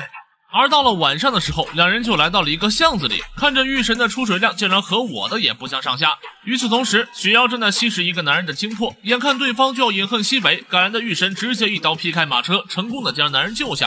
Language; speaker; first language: Chinese; native; Chinese